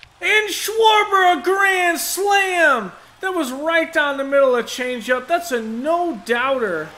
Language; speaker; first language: English; native; English